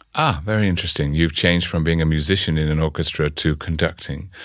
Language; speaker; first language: English; native; English